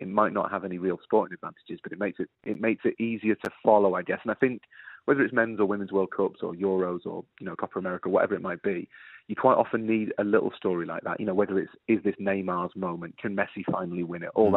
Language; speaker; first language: English; native; English